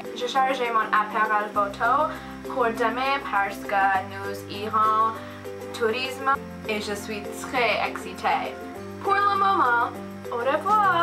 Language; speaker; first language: French; non-native, learner; English